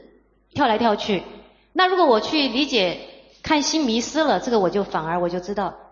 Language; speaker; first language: Chinese; native; Chinese